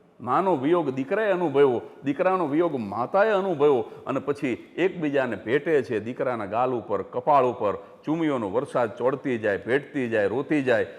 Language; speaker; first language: Gujarati; native; Gujarati